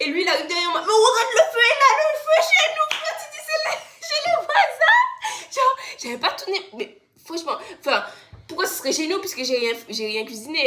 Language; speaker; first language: French; native; French